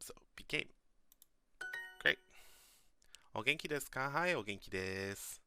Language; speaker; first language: Japanese; non-native, learner; English